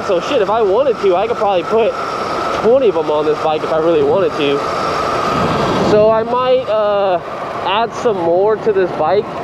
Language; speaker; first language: English; native; English